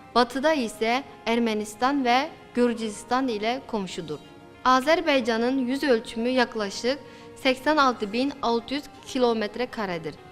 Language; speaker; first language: Turkish; non-native, fluent; Uyghur